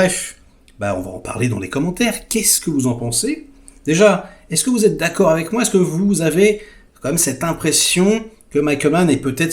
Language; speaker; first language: French; native; French